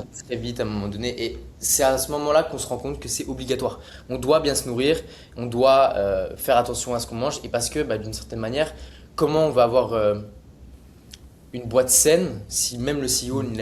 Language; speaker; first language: French; native; French